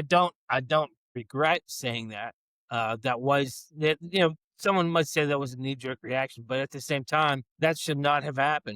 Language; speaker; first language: English; native; English